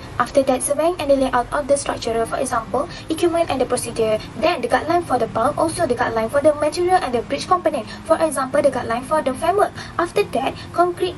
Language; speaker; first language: English; non-native, local second language; Malay